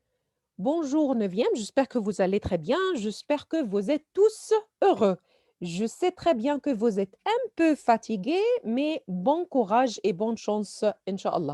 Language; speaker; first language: French; non-native, fluent; Arabic